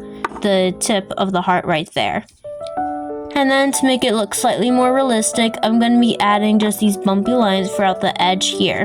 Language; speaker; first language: English; native; English